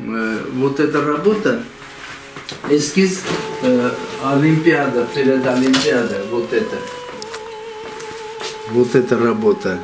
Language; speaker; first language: Russian; non-native, local second language; Armenian